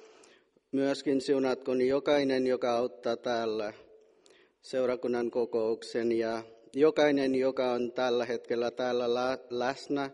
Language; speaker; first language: Finnish; non-native, fluent; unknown